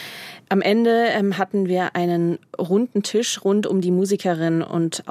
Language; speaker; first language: German; native; German